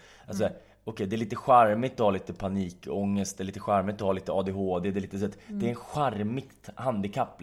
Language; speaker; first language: Swedish; native; Swedish